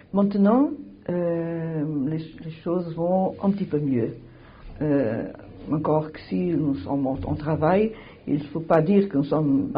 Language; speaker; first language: French; non-native, learner; Portuguese